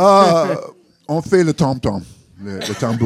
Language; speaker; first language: French; non-native, learner; English